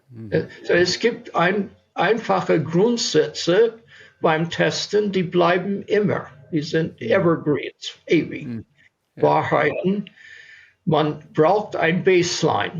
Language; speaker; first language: German; non-native, fluent; English